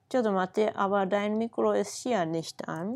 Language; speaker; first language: German; non-native, fluent; Japanese